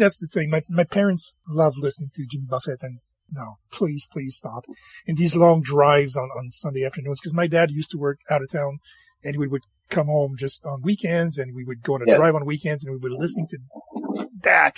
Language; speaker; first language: English; native; English